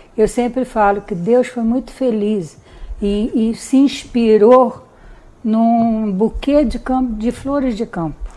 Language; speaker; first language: Portuguese; early bilingual, other home language; Hungarian